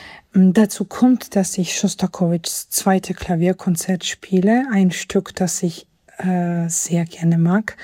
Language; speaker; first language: German; non-native, fluent; Georgian